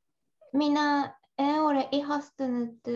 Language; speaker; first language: Finnish; non-native, learner; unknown